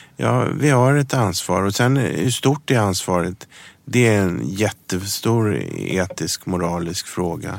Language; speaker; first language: Swedish; early bilingual, other home language; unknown